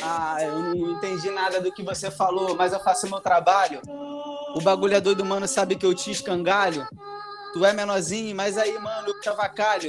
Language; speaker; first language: Portuguese; native; Portuguese